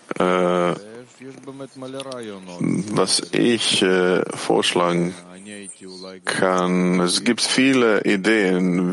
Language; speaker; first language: German; non-native, fluent; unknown